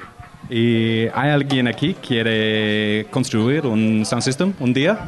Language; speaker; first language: Spanish; non-native, learner; English